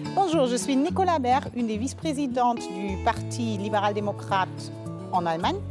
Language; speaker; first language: French; non-native, fluent; German